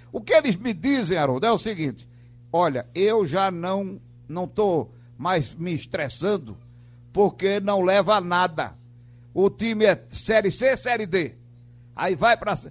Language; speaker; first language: Portuguese; native; Portuguese